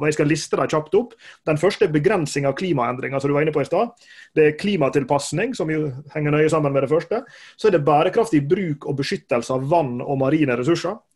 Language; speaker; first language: Norwegian; native; Norwegian